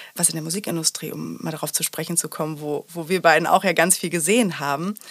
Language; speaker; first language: German; native; German